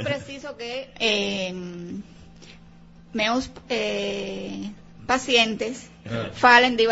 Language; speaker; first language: Portuguese; non-native, learner; Spanish